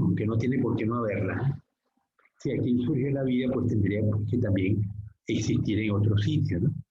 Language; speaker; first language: Spanish; native; Spanish